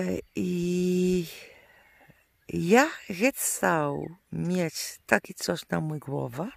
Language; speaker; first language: Polish; non-native, learner; Dutch